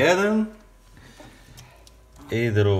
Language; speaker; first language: Polish; non-native, fluent; Ukrainian